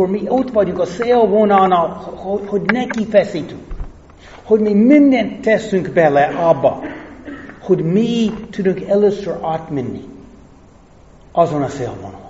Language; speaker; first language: Hungarian; non-native, fluent; English